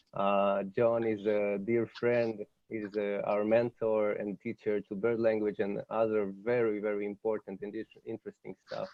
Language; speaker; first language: English; non-native, fluent; Hebrew